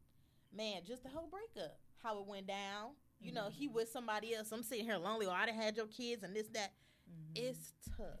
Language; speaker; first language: English; native; English